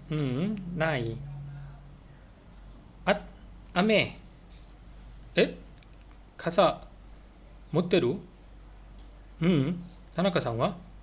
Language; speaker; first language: Japanese; non-native, learner; Korean